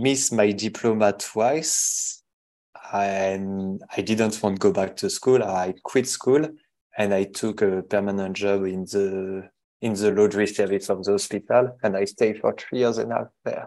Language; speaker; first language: English; non-native, learner; French